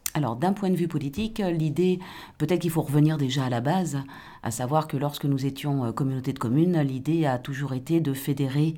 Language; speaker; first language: French; native; French